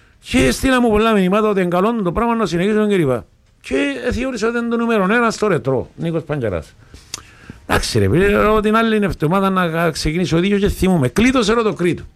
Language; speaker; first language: Greek; native; Greek